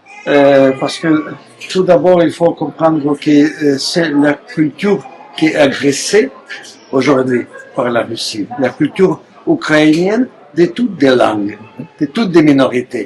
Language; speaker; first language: French; non-native, fluent; Russian